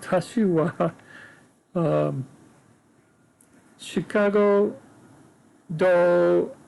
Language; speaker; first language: Japanese; non-native, learner; English